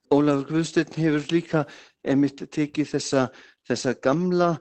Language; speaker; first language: Icelandic; non-native, fluent; German